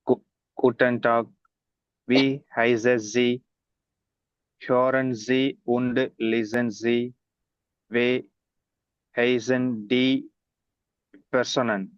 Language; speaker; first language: German; non-native, learner; Tamil